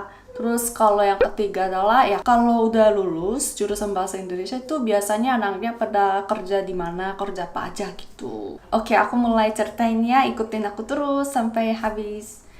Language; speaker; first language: Indonesian; non-native, fluent; Korean